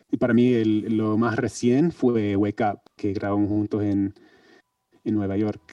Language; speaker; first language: Spanish; non-native, learner; English